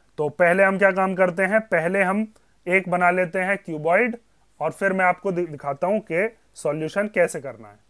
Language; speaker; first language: Hindi; native; Hindi